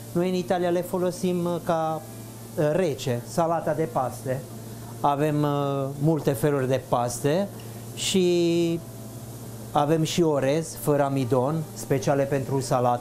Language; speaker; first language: Romanian; non-native, fluent; Italian